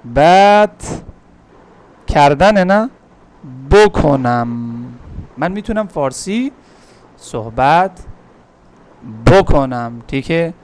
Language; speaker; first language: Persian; non-native, fluent; Urdu